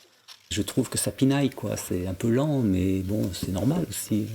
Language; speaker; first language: French; native; French